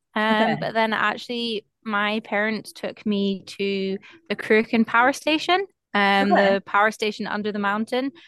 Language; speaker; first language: English; native; English